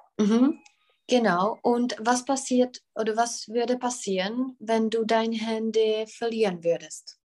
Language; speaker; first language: German; non-native, fluent; Czech